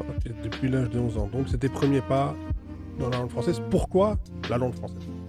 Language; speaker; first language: French; native; French